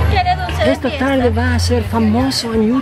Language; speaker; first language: Spanish; non-native, learner; English